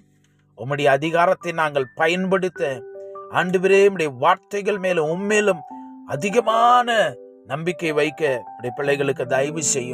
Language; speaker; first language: Tamil; native; Tamil